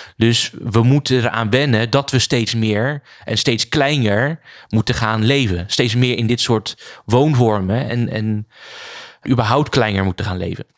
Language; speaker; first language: Dutch; native; Dutch